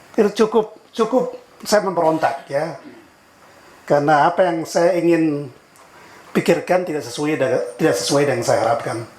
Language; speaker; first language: Indonesian; native; Indonesian